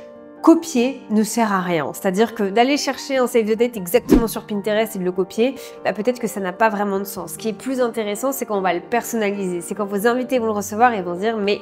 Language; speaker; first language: French; native; French